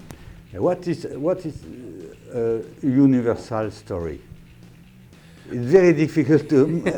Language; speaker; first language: English; non-native, learner; French